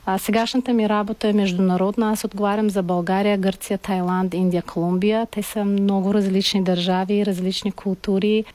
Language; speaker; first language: Bulgarian; non-native, fluent; Tajik